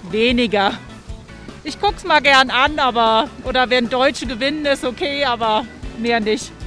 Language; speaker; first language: German; native; German